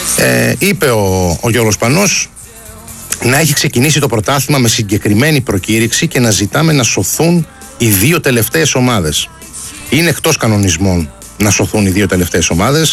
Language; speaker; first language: Greek; native; Greek